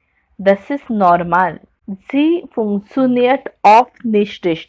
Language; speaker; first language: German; non-native, learner; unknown